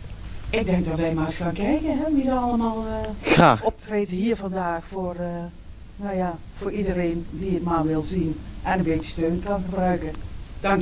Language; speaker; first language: Dutch; native; Dutch